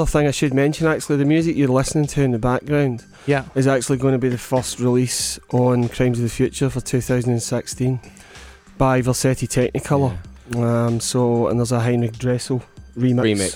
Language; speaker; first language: English; native; English